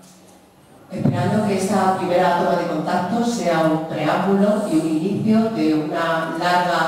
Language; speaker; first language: Spanish; native; Spanish